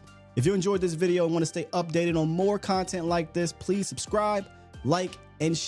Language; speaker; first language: English; native; English